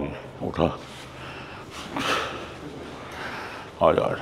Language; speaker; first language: Urdu; non-native, local second language; Punjabi